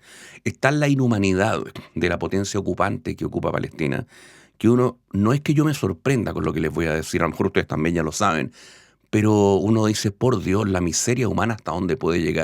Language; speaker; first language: Spanish; native; Spanish